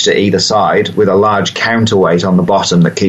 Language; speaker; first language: English; native; English